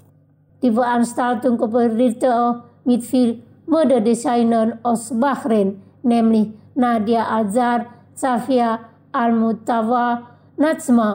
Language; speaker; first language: German; non-native, fluent; Indonesian